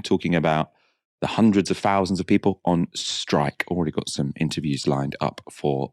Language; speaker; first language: English; native; English